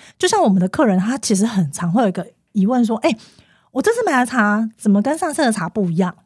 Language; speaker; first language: Chinese; native; Chinese